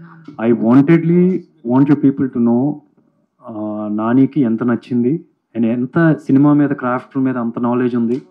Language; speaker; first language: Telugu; native; Telugu